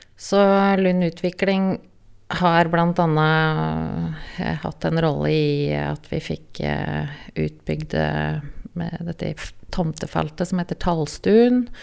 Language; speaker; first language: Norwegian; native; Norwegian